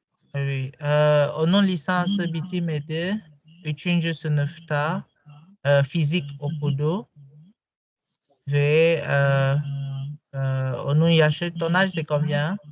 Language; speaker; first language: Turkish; non-native, fluent; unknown